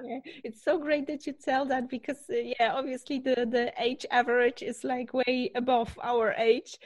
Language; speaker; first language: English; non-native, fluent; Polish